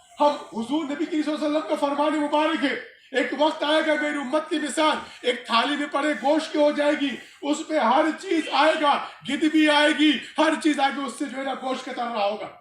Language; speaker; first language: Urdu; non-native, local second language; Pashto